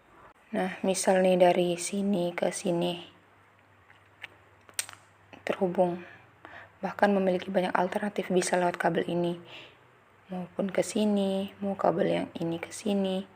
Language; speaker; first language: Indonesian; native; Indonesian